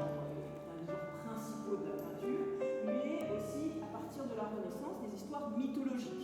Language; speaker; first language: French; native; French